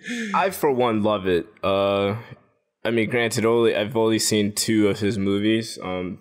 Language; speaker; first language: English; native; English